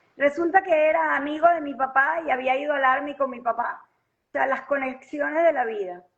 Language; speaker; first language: Spanish; native; Spanish